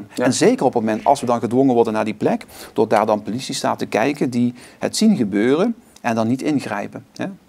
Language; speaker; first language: Dutch; native; Dutch